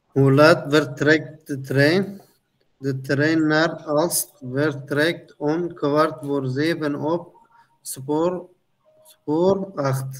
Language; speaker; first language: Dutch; non-native, learner; Turkish